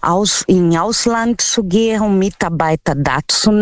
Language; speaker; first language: German; non-native, learner; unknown